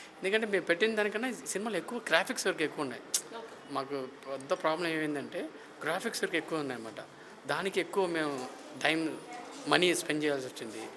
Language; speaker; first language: Telugu; native; Telugu